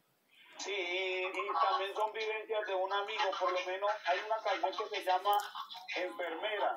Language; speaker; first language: Spanish; native; Spanish